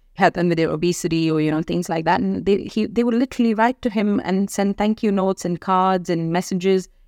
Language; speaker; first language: English; non-native, local second language; Hindi